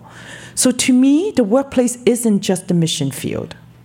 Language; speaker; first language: English; non-native, local second language; Cantonese